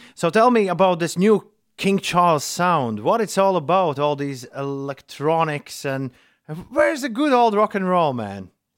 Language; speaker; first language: English; non-native, fluent; Latvian